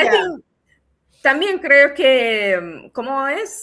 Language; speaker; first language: Spanish; non-native, fluent; English